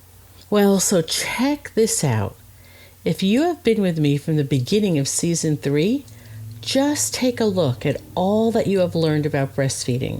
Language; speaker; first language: English; native; English